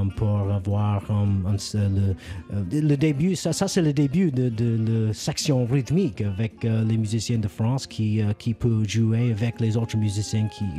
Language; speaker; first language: French; non-native, learner; English